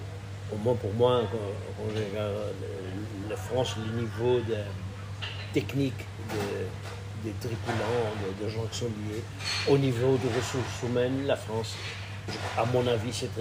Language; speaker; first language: French; non-native, fluent; Portuguese